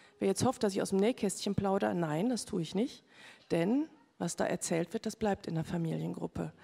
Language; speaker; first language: German; native; German